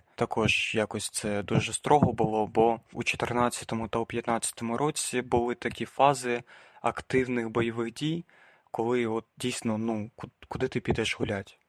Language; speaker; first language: Ukrainian; native; Ukrainian